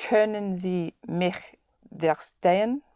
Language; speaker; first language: German; non-native, learner; English